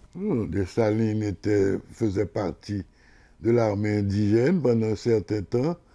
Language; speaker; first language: French; non-native, local second language; Haitian Creole